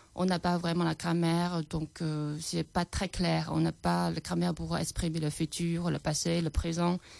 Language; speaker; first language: French; non-native, fluent; Chinese